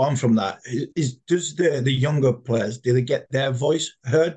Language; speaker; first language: English; native; English